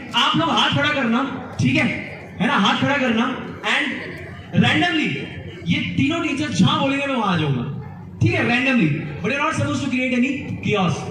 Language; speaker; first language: Hindi; native; Hindi